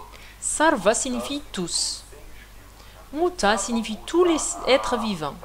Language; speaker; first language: French; non-native, fluent; Portuguese